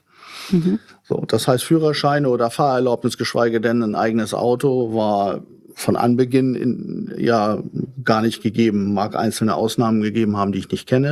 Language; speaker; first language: German; native; German